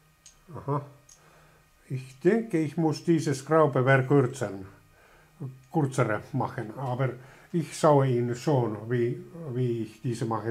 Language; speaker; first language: German; non-native, learner; Finnish